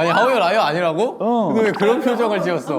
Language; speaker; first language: Korean; native; Korean